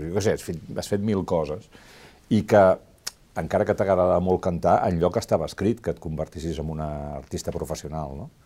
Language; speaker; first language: Catalan; native; Catalan